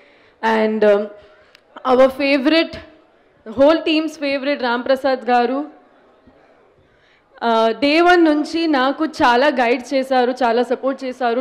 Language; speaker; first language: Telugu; non-native, fluent; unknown